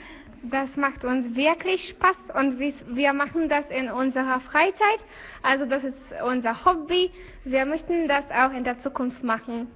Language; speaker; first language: German; non-native, learner; Polish